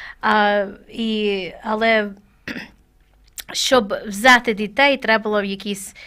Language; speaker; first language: Ukrainian; non-native, learner; English